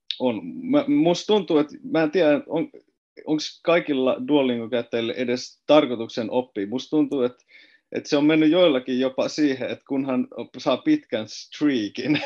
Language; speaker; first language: Finnish; native; Finnish